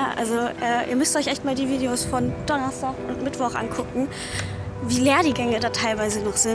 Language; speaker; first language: German; native; German